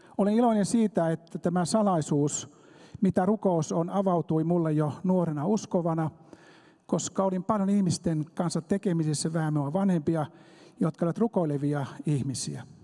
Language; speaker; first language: Finnish; native; Finnish